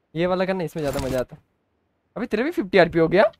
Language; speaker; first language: Hindi; non-native, local second language; Bangla